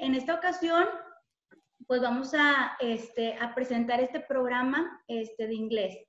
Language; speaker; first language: Spanish; native; Spanish